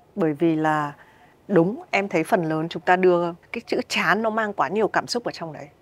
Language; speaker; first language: Vietnamese; native; Vietnamese